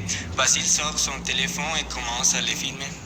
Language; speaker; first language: French; non-native, learner; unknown